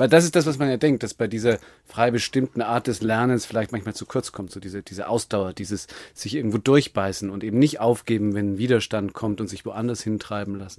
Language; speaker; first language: German; native; German